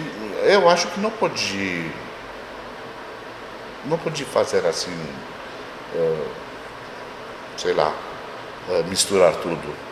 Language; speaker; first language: Portuguese; non-native, fluent; Romanian